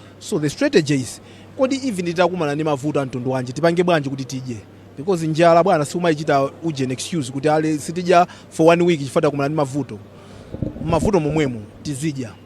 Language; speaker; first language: Nyanja; native; Nyanja